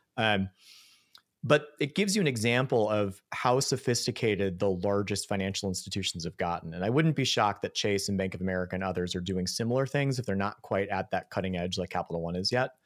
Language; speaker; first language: English; native; English